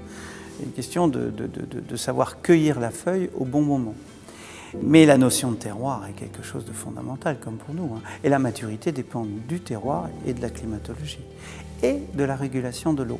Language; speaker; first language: French; native; French